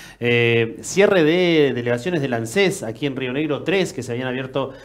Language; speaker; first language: Spanish; native; Spanish